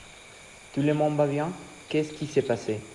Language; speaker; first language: French; non-native, learner; Spanish